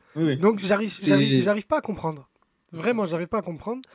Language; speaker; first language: French; native; French